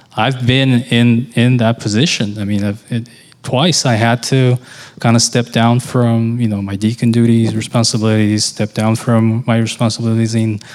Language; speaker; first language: English; non-native, fluent; Portuguese